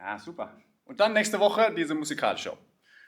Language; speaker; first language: German; non-native, learner; Norwegian